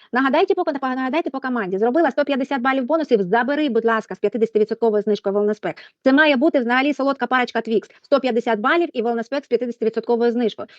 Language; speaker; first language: Ukrainian; non-native, local second language; Russian